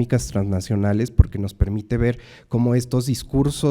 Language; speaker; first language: Spanish; native; Spanish